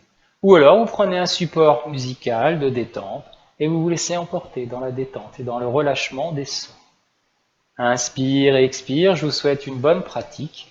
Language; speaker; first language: French; native; French